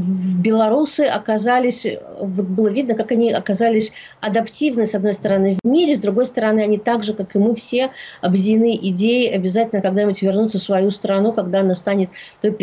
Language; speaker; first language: Russian; native; Russian